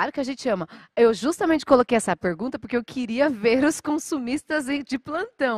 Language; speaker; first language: Portuguese; native; Portuguese